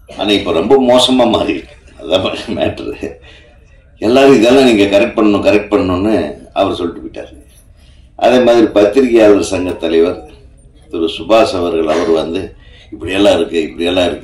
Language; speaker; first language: Tamil; native; Tamil